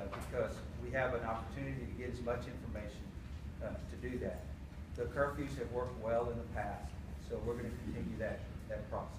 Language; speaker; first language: English; early bilingual, other home language; Spanish